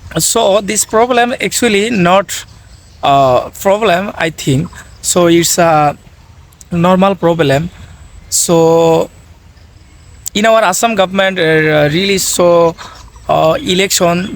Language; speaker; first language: English; non-native, learner; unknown